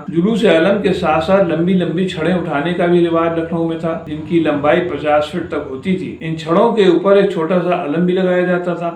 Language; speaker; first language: Urdu; native; Urdu